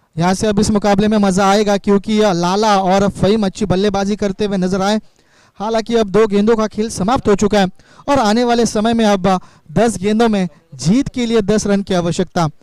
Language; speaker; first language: Hindi; non-native, local second language; Marathi